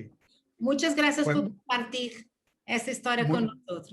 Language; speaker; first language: Spanish; non-native, learner; Portuguese